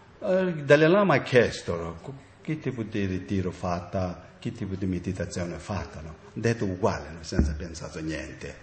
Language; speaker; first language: Italian; non-native, learner; Tibetan